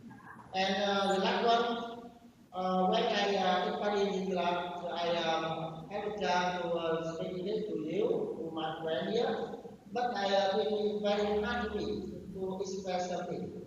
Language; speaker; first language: English; non-native, learner; Vietnamese